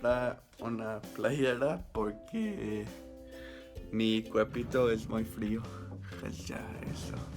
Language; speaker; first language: Spanish; non-native, fluent; English